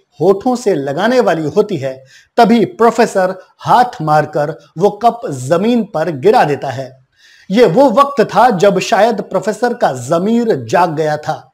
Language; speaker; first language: Hindi; native; Hindi